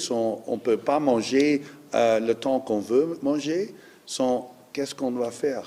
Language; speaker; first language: French; non-native, learner; Dutch